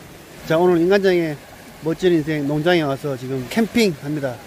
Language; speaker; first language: Korean; native; Korean